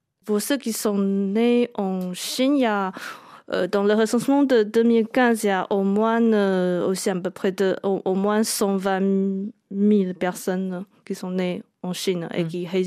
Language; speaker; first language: French; non-native, fluent; Chinese